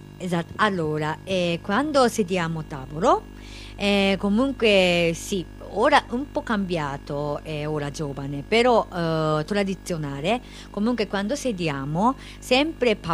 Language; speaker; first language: Italian; non-native, learner; Japanese